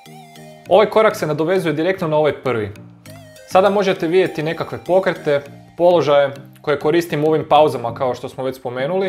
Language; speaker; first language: Croatian; native; Croatian